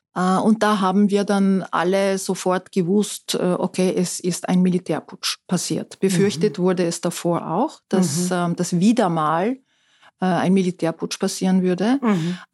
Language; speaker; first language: German; non-native, fluent; Turkish